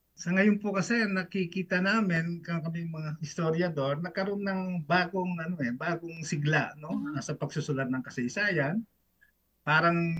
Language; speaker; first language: Filipino; non-native, local second language; Pampanga